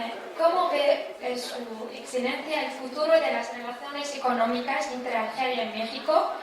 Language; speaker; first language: Spanish; non-native, fluent; Arabic